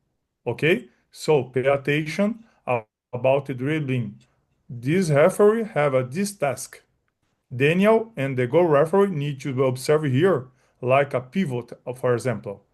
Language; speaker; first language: English; non-native, learner; Portuguese